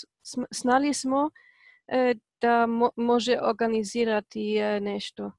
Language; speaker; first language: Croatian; non-native, learner; Polish